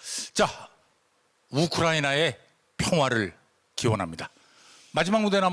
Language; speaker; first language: Korean; native; Korean